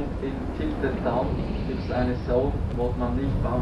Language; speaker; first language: German; native; German